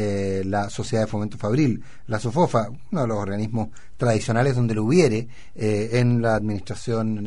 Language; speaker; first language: Spanish; native; Spanish